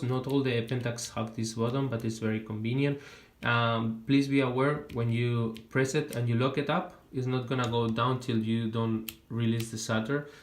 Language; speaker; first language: English; non-native, fluent; Spanish